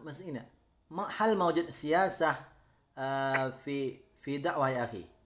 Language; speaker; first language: Arabic; non-native, learner; Indonesian